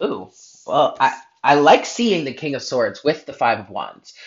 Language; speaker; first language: English; native; English